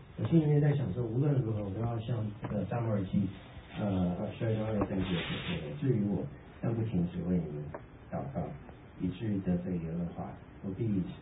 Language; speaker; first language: Chinese; early bilingual, heritage; Chinese